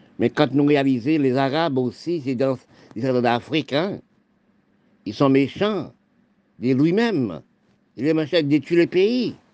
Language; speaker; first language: French; non-native, local second language; Haitian Creole